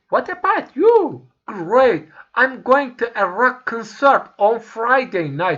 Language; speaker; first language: English; non-native, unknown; Turkish